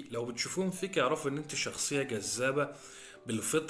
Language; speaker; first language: Arabic; native; Arabic